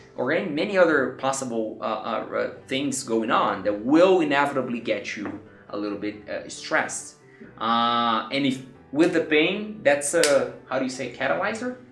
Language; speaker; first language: English; non-native, fluent; Portuguese